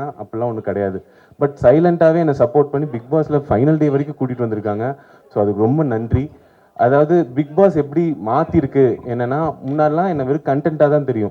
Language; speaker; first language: Tamil; native; Tamil